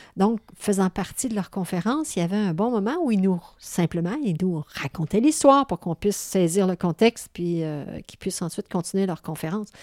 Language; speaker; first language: French; native; French